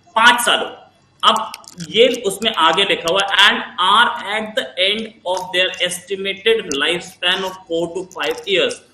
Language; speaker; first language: Hindi; native; Hindi